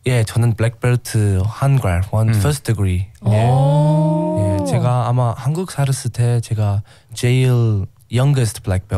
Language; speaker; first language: Korean; non-native, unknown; English